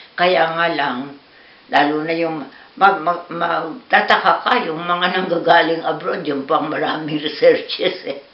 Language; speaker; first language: Filipino; native; Filipino